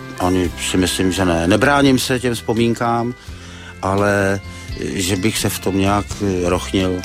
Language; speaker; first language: Czech; native; Czech